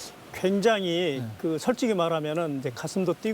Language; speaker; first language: Korean; native; Korean